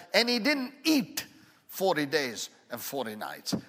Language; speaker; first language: English; early bilingual, other home language; Italian